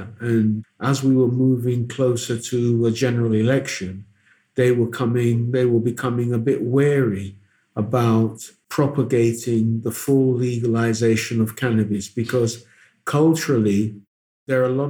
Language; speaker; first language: English; non-native, local second language; Akan